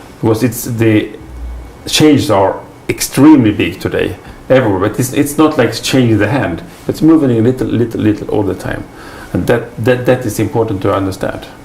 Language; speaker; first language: English; non-native, fluent; Swedish